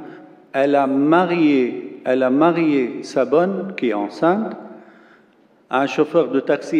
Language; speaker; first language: French; non-native, local second language; Arabic